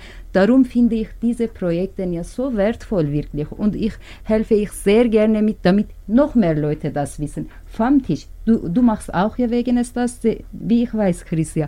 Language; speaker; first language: German; non-native, learner; Turkish